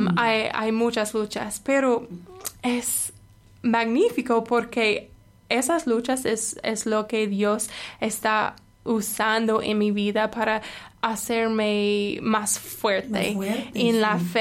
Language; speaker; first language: Spanish; non-native, fluent; English